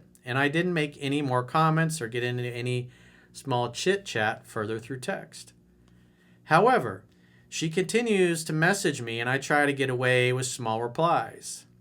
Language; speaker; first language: English; native; English